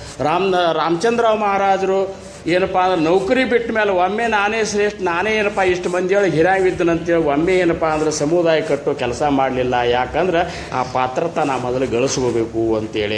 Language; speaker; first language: Kannada; native; Kannada